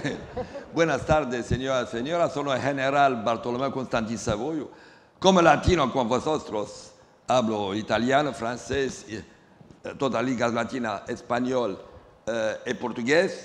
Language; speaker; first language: Spanish; non-native, learner; Romanian